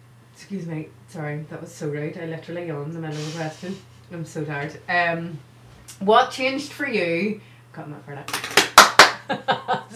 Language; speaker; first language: English; native; English